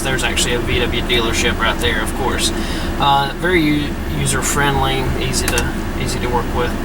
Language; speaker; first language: English; native; English